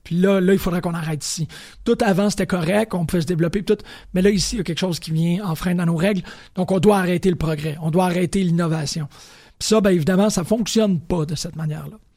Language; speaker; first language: French; native; French